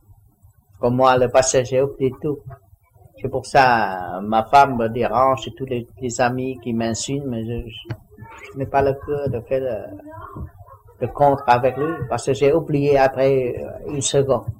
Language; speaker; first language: French; non-native, learner; Vietnamese